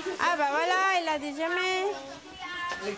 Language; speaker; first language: French; non-native, learner; Filipino